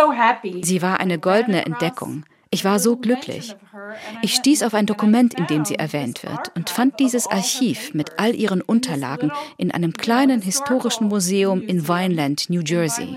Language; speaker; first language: German; native; German